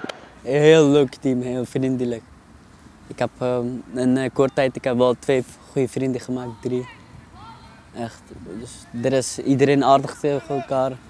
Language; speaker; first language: Dutch; non-native, learner; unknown